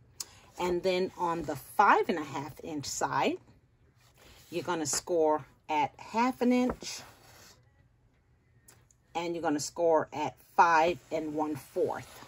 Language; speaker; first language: English; native; English